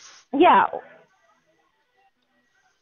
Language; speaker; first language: German; non-native, learner; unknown